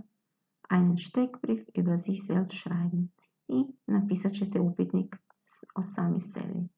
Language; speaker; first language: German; non-native, fluent; Croatian